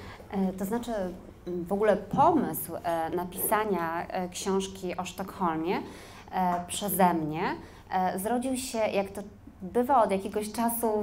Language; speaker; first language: Polish; native; Polish